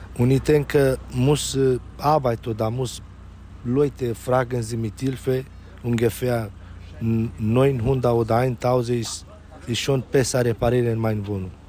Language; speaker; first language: German; non-native, learner; Romanian